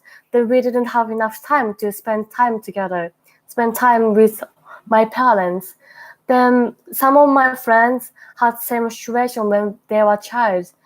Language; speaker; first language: English; non-native, learner; Japanese